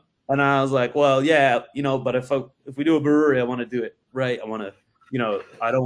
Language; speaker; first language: English; native; English